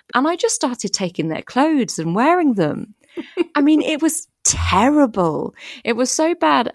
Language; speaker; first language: English; early bilingual, other home language; French